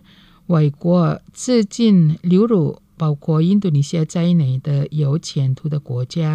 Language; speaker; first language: Chinese; non-native, fluent; Indonesian